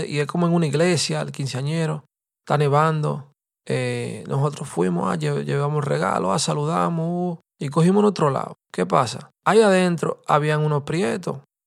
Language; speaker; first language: Spanish; early bilingual, heritage; Spanish